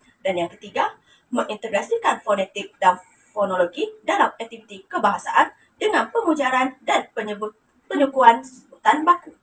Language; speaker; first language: Malay; non-native, local second language; Iban